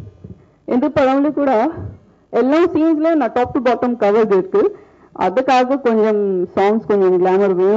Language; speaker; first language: Tamil; non-native, learner; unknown